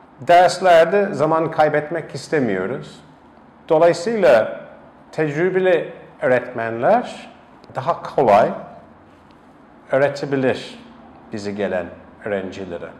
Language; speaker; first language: Turkish; non-native, fluent; English